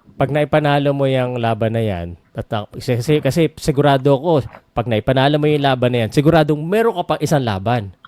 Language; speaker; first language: Filipino; native; Filipino